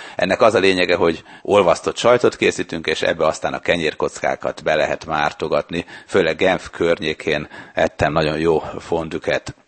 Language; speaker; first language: Hungarian; native; Hungarian